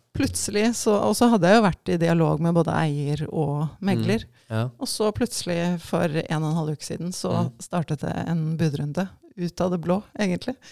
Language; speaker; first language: Norwegian; native; Norwegian